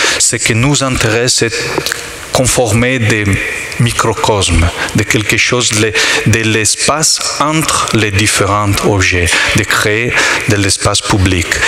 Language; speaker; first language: French; non-native, learner; Italian